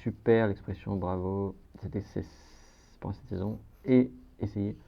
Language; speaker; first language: French; native; French